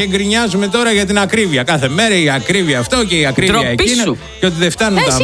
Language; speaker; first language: Greek; native; Greek